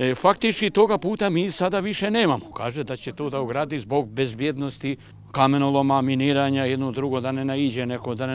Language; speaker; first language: Croatian; non-native, local second language; Albanian